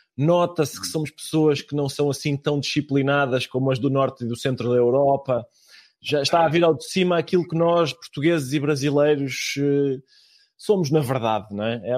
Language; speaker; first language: Portuguese; native; Portuguese